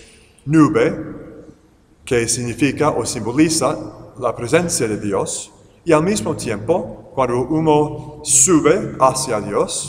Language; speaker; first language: Spanish; non-native, fluent; English